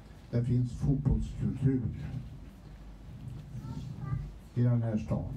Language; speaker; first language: Swedish; native; Swedish